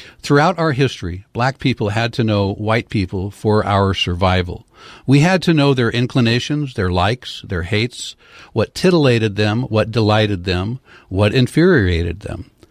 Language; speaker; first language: English; native; English